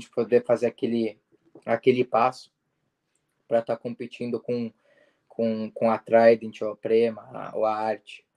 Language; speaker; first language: Portuguese; early bilingual, heritage; Portuguese